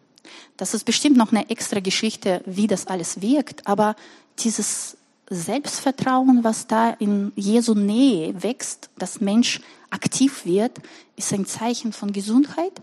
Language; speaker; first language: German; non-native, fluent; Russian